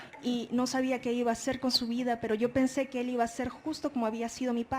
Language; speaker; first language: Spanish; native; Spanish